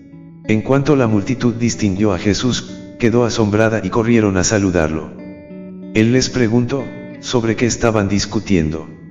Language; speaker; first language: Spanish; native; Spanish